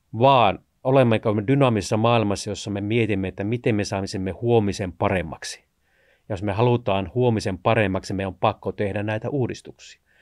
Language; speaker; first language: Finnish; native; Finnish